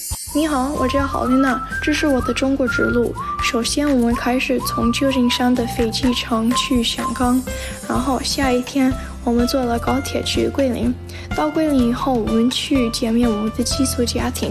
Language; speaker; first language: Chinese; non-native, learner; English